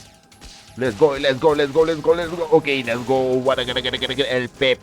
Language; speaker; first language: English; non-native, learner; Spanish